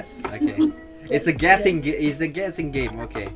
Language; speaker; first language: English; non-native, learner; Indonesian